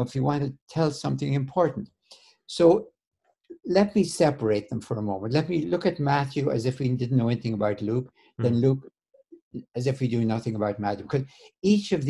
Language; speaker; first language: English; native; English